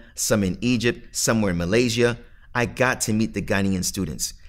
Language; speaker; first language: English; native; English